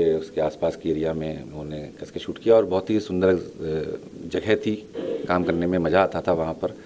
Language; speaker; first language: Hindi; native; Hindi